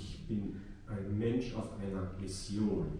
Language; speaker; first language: German; native; German